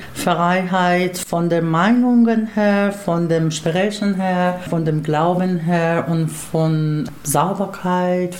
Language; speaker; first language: German; non-native, fluent; Persian